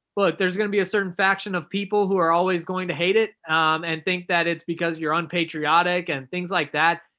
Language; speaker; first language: English; native; English